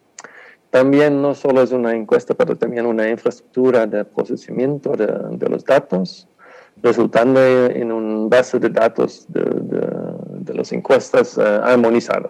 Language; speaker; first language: Spanish; non-native, fluent; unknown